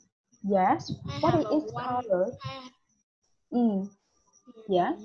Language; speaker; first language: English; non-native, learner; Vietnamese